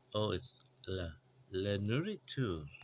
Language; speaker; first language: French; non-native, learner; English